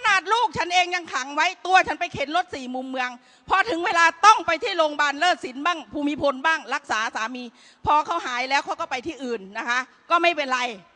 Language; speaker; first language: Thai; native; Thai